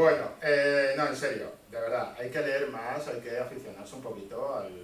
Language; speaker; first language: Spanish; native; Spanish